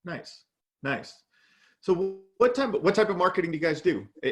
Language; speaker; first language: English; native; English